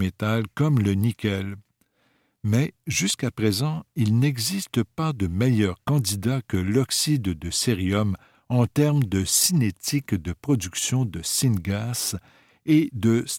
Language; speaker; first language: French; native; French